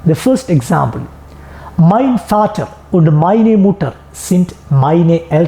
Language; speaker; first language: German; non-native, fluent; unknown